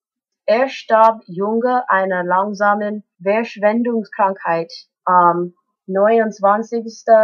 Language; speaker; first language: German; non-native, learner; English